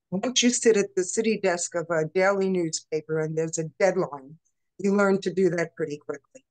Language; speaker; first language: English; native; English